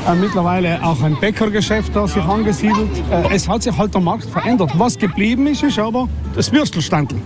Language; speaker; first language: German; native; German